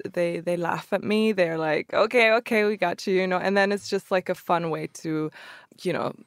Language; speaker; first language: English; early bilingual, other home language; Croatian